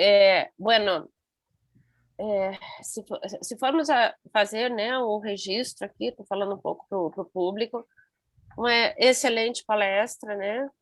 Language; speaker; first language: Portuguese; non-native, learner; Spanish